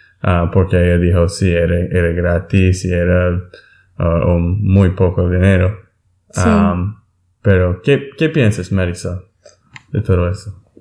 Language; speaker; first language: Spanish; non-native, learner; English